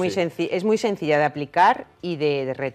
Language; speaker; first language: Spanish; native; Spanish